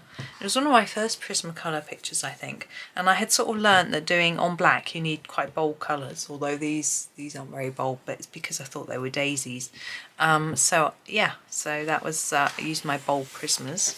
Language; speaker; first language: English; native; English